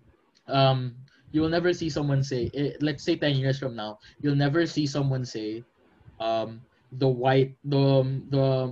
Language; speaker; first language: English; non-native, local second language; Filipino